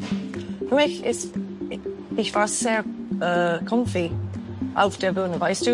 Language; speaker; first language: German; non-native, fluent; English